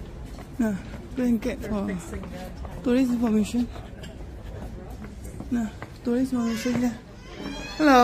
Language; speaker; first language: English; non-native, learner; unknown